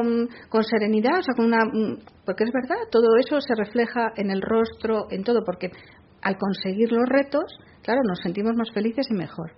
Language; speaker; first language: Spanish; native; Spanish